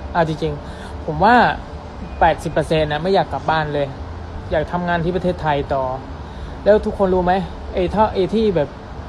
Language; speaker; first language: Thai; non-native, fluent; Khmer